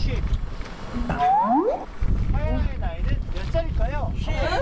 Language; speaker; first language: Korean; native; Korean